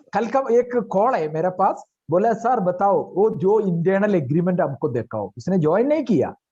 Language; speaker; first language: Hindi; non-native, local second language; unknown